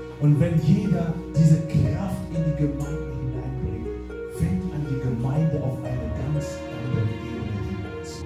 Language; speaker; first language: German; non-native, fluent; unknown